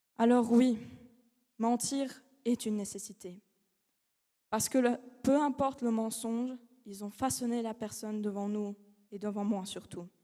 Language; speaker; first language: French; non-native, fluent; Russian